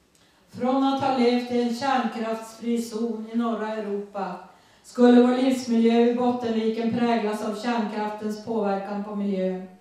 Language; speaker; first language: Swedish; native; Swedish